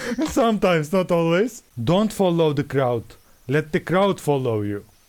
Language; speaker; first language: English; non-native, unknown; Turkish